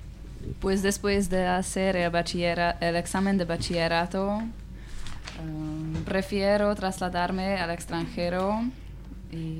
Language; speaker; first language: Spanish; non-native, learner; Hungarian